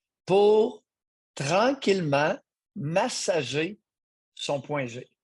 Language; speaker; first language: French; native; French